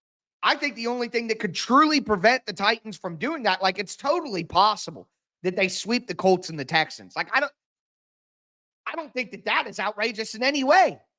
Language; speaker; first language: English; native; English